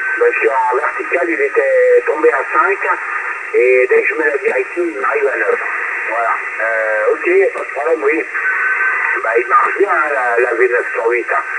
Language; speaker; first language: French; native; French